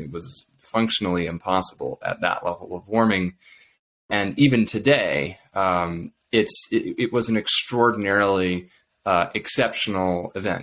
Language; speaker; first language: English; native; English